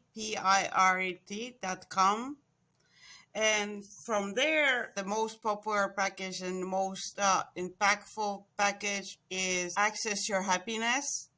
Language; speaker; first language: English; non-native, fluent; Estonian